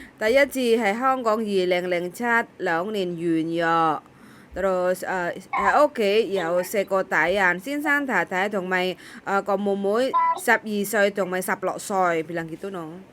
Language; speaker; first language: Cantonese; non-native, learner; Indonesian